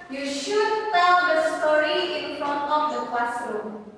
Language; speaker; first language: English; non-native, learner; Indonesian